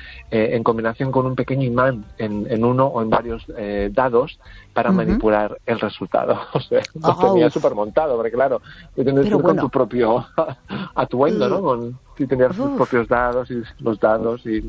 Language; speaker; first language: Spanish; native; Spanish